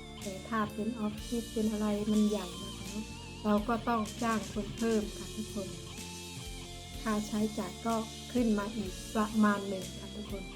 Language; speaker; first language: Thai; non-native, local second language; Northeastern Thai